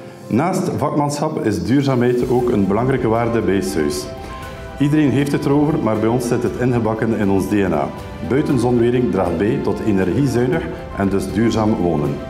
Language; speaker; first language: Dutch; native; Dutch